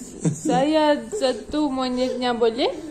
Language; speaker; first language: Indonesian; non-native, learner; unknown